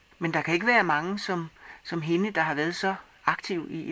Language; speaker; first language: Danish; native; Danish